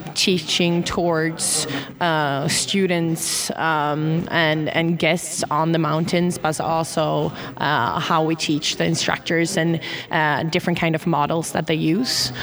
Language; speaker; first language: English; non-native, fluent; Swedish